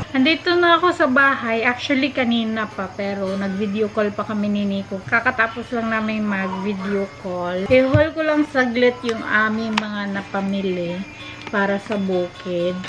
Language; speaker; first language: Filipino; non-native, local second language; Cebuano